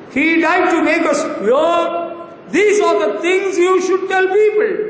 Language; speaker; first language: English; non-native, local second language; Tamil